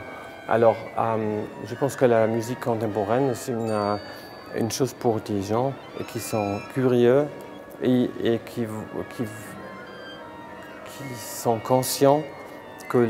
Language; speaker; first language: French; non-native, fluent; German